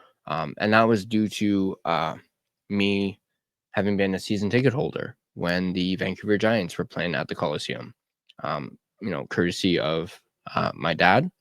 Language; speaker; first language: English; native; English